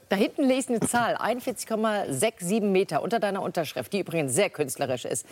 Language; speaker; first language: German; native; German